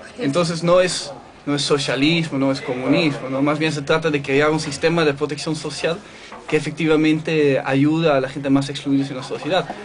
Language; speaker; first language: Spanish; non-native, fluent; Dutch